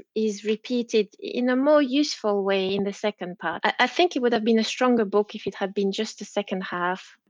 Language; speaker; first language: English; non-native, fluent; French